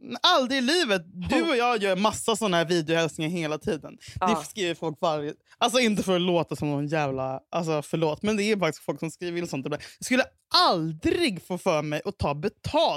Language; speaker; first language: Swedish; native; Swedish